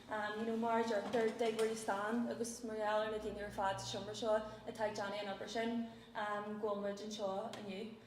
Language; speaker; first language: Irish; non-native, local second language; English